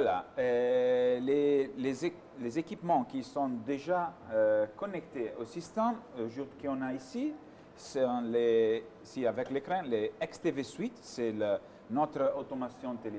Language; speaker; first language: French; non-native, fluent; Italian